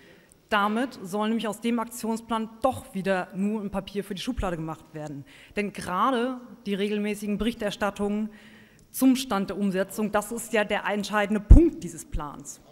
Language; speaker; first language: German; native; German